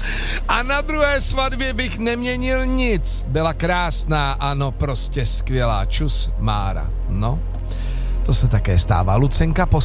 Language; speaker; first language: Czech; native; Czech